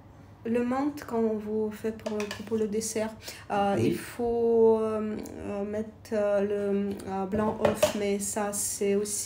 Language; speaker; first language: French; non-native, learner; Russian